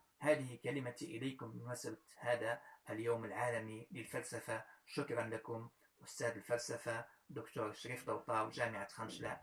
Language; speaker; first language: Arabic; native; Arabic